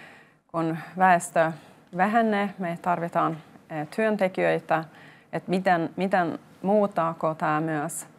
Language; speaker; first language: Finnish; non-native, local second language; Swedish